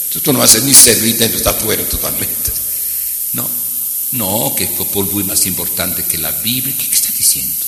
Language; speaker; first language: Spanish; non-native, fluent; Italian